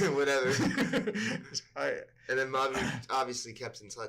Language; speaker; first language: English; native; English